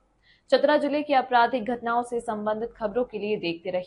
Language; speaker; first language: Hindi; native; Hindi